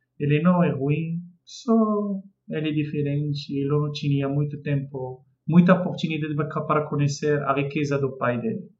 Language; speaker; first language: Portuguese; non-native, fluent; Arabic